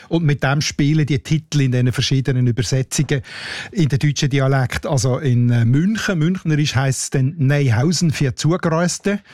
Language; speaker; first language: German; native; German